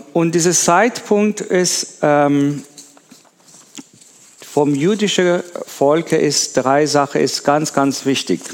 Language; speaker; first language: German; non-native, learner; Persian